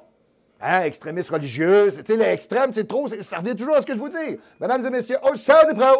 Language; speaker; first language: French; native; French